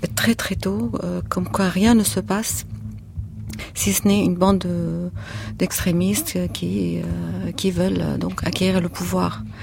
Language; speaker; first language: French; non-native, fluent; Arabic